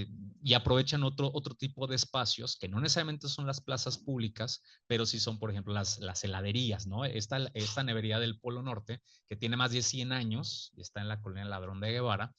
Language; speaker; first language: Spanish; native; Spanish